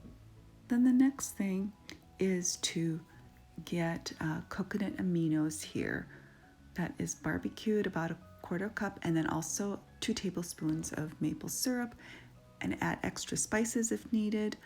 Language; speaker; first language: English; native; English